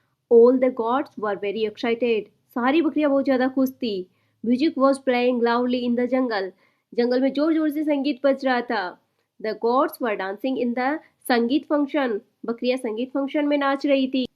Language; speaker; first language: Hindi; native; Hindi